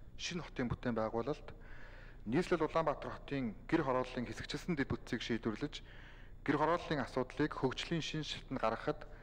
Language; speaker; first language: Mongolian; native; Mongolian